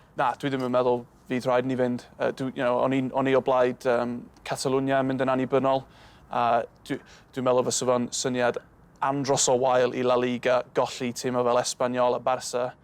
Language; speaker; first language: Welsh; native; Welsh